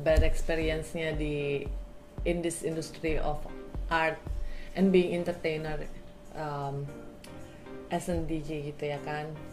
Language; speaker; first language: English; non-native, fluent; Indonesian